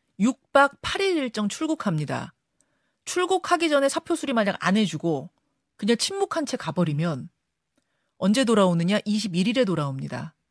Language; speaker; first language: Korean; native; Korean